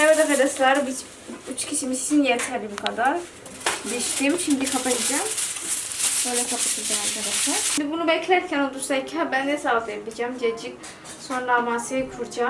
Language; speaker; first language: Turkish; non-native, learner; Indonesian